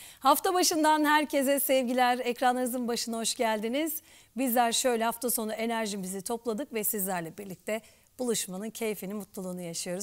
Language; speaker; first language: Turkish; native; Turkish